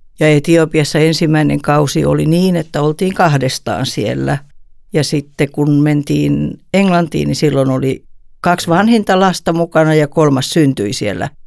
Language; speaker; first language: Finnish; native; Finnish